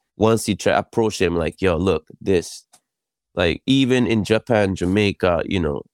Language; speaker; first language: English; non-native, fluent; Japanese